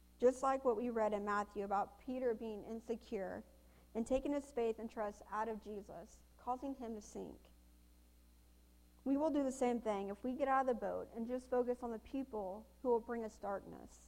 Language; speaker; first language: English; native; English